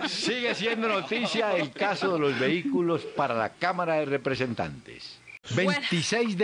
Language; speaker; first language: Spanish; native; Spanish